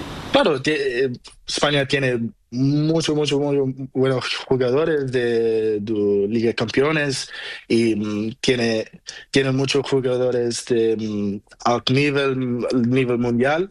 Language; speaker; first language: Spanish; non-native, learner; Portuguese